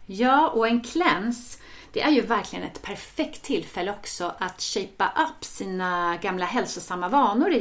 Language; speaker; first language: Swedish; native; Swedish